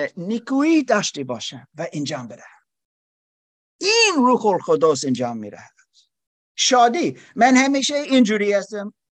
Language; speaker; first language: Persian; non-native, learner; German